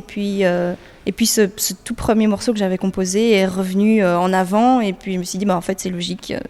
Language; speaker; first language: French; native; French